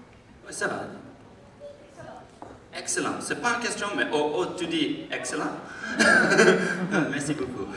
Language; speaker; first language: French; non-native, learner; English